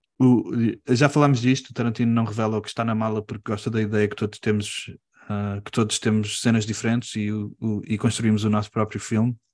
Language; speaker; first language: Portuguese; early bilingual, heritage; Portuguese